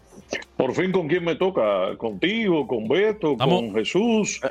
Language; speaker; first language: Spanish; native; Spanish